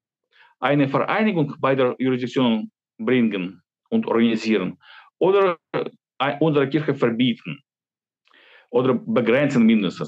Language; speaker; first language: German; non-native, fluent; Ukrainian